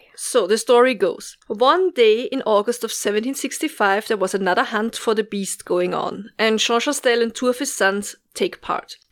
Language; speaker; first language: English; non-native, fluent; German